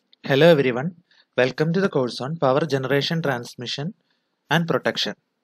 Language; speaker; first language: English; non-native, local second language; Malayalam